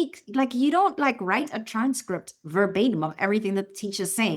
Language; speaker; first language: English; native; English